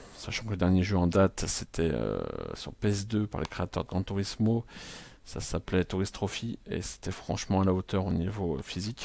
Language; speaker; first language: French; native; French